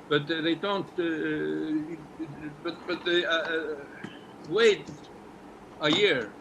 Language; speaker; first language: English; non-native, learner; Icelandic